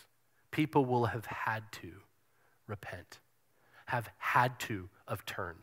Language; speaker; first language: English; native; English